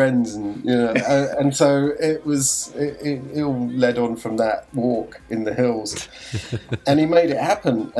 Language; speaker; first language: English; native; English